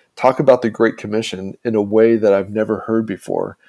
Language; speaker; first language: English; native; English